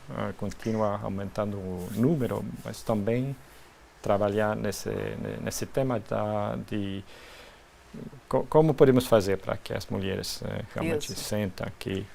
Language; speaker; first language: Portuguese; non-native, fluent; French